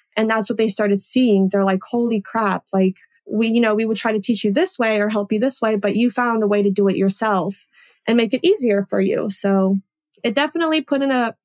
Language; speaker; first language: English; early bilingual, other home language; Polish